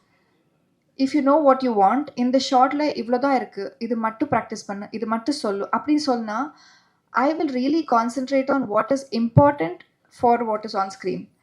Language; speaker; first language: Tamil; non-native, learner; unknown